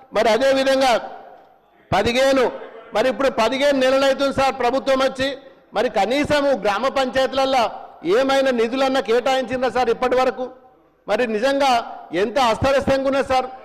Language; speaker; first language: Telugu; native; Telugu